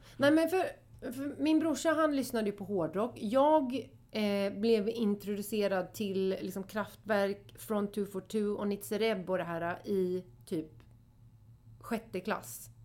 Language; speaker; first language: Swedish; native; Swedish